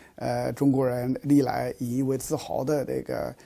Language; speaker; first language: Chinese; native; Chinese